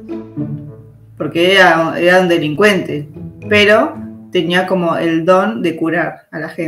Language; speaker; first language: Spanish; native; Spanish